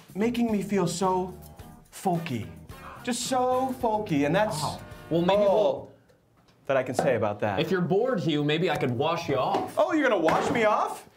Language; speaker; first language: English; native; English